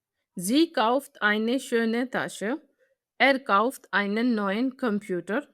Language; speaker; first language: German; non-native, fluent; Urdu